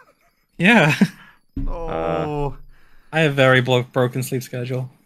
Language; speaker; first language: English; native; English